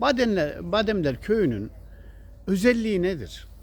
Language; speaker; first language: Turkish; native; Turkish